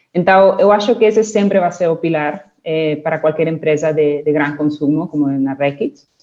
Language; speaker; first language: Portuguese; non-native, fluent; Spanish